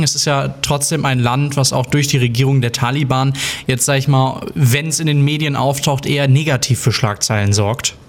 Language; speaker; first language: German; native; German